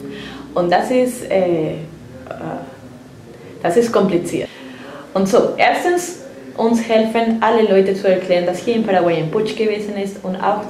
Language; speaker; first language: German; non-native, fluent; Spanish